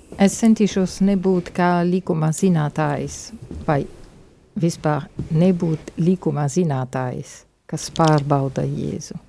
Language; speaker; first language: Latvian; non-native, fluent; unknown